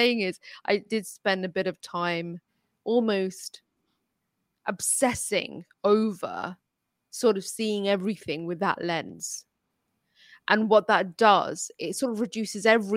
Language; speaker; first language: English; non-native, local second language; Urdu